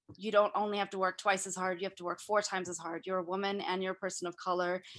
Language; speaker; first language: English; early bilingual, other home language; Hindi